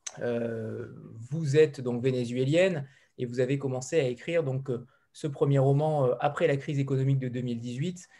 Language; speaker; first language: French; native; French